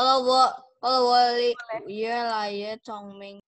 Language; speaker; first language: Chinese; non-native, learner; Indonesian